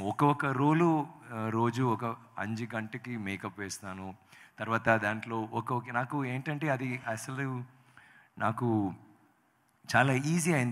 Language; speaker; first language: Telugu; non-native, local second language; Tamil